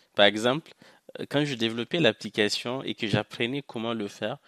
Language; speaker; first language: French; non-native, local second language; Hausa